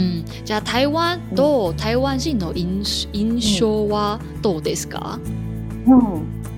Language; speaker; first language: Japanese; non-native, learner; Chinese